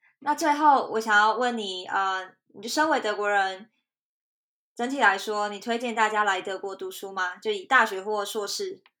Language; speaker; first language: Chinese; native; Chinese